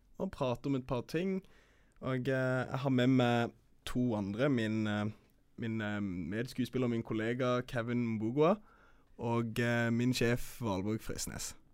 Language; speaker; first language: Norwegian; early bilingual, other home language; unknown